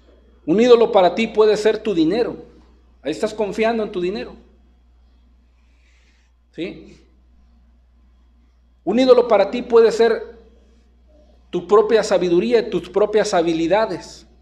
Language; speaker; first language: Spanish; native; Spanish